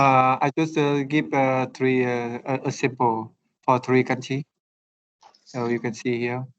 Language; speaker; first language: English; non-native, learner; Vietnamese